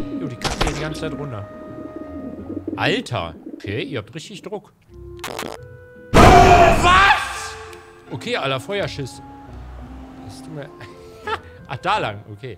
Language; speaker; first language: German; native; German